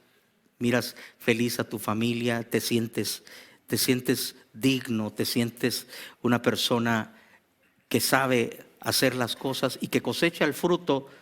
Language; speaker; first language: Spanish; native; Spanish